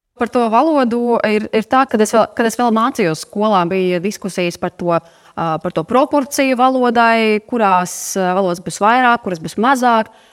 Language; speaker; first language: Latvian; non-native, local second language; Russian